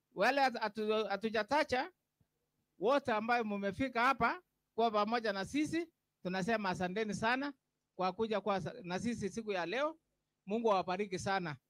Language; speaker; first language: Swahili; non-native, local second language; Kalenjin